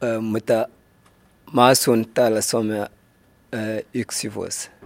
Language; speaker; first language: Finnish; non-native, learner; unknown